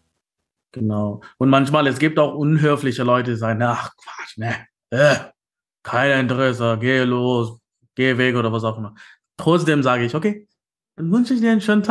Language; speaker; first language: German; non-native, learner; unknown